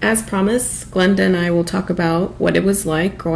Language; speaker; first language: English; early bilingual, other home language; Spanish